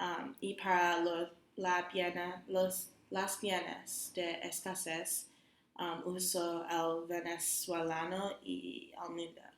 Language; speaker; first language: Spanish; non-native, learner; English